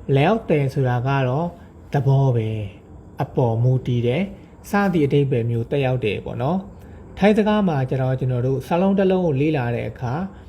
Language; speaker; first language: Burmese; native; Burmese